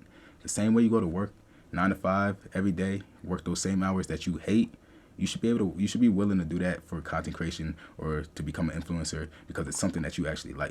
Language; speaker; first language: English; native; English